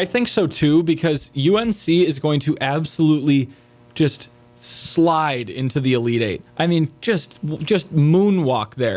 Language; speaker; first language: English; native; English